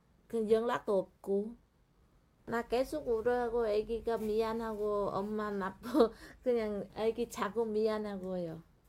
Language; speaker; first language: Korean; non-native, learner; Vietnamese